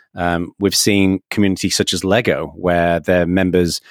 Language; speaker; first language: English; native; English